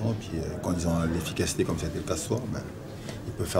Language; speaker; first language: French; native; French